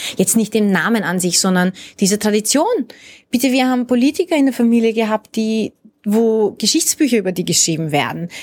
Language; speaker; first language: German; early bilingual, other home language; Hungarian